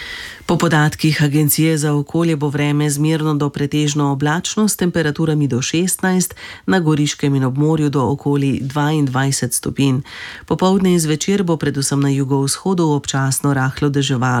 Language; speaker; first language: Slovenian; native; Slovenian